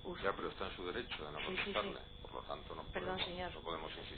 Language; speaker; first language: Spanish; native; Spanish